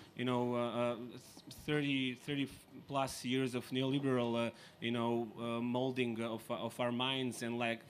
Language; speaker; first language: English; non-native, fluent; Serbian